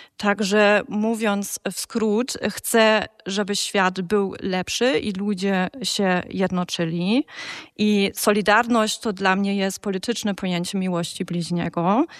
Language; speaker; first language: Polish; early bilingual, heritage; Polish